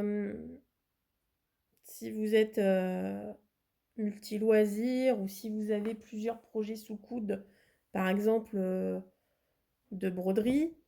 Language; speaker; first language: French; native; French